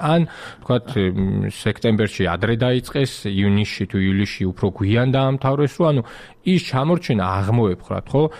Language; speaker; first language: Georgian; native; Georgian